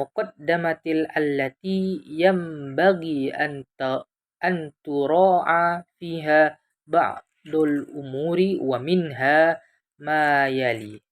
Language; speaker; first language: Arabic; non-native, fluent; Indonesian